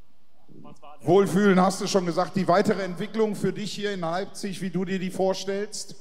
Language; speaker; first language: German; native; German